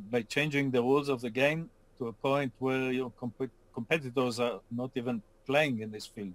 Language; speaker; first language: English; non-native, fluent; Hebrew